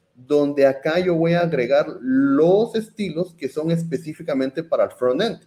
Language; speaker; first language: Spanish; native; Spanish